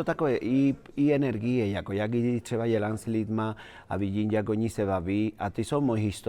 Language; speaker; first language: Czech; non-native, fluent; Spanish